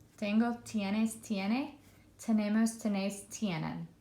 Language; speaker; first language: Spanish; non-native, fluent; English